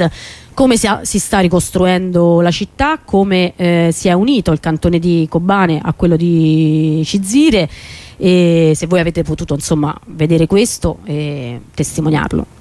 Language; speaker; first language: Italian; native; Italian